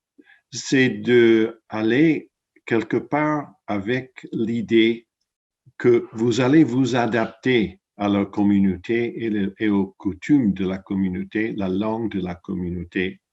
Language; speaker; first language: French; non-native, fluent; English